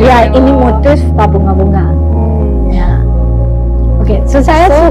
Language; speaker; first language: Indonesian; non-native, learner; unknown